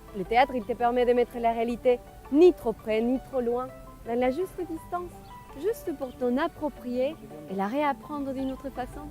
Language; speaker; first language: French; non-native, fluent; Spanish